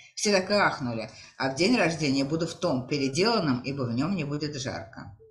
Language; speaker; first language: Russian; native; Russian